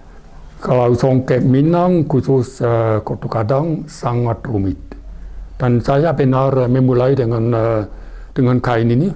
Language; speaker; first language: Indonesian; non-native, learner; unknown